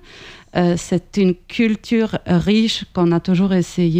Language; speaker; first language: French; non-native, fluent; Ukrainian